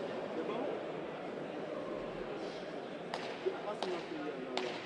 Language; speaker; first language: French; native; French